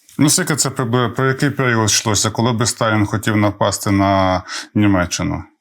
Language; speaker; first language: Ukrainian; native; Ukrainian